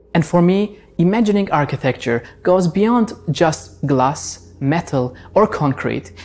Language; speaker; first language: English; non-native, fluent; Turkish